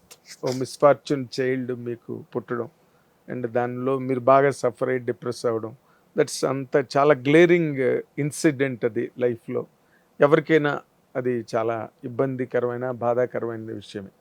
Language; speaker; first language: Telugu; native; Telugu